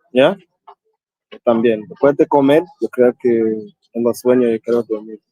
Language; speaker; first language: Spanish; non-native, learner; English